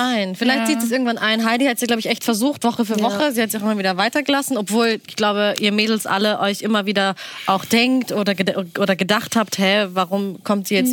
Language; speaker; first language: German; native; German